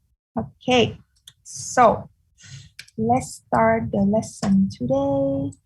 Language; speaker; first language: English; non-native, fluent; Vietnamese